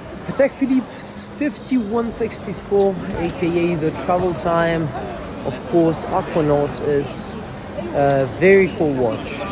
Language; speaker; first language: English; non-native, fluent; Italian